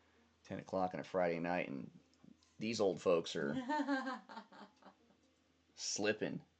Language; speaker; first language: English; native; English